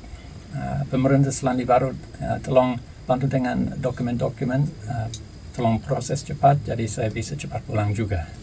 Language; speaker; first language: Indonesian; non-native, learner; English